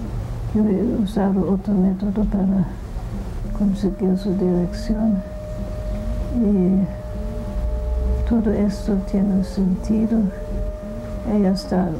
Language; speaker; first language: Spanish; non-native, fluent; German